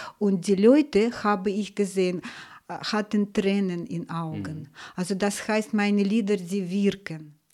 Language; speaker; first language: German; non-native, fluent; Russian